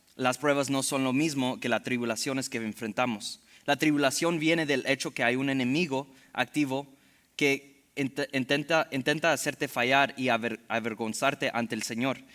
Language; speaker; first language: Spanish; early bilingual, heritage; Spanish